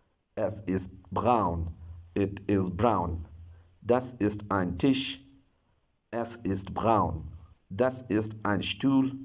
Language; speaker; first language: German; non-native, fluent; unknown